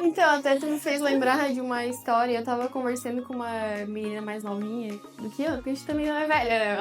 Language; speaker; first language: Portuguese; native; Portuguese